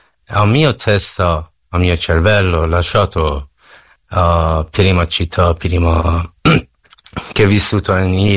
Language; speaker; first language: Italian; non-native, learner; Persian